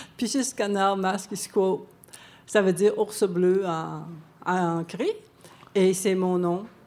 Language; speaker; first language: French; non-native, local second language; Cree